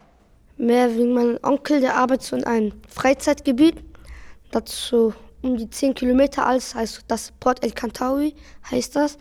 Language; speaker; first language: German; early bilingual, other home language; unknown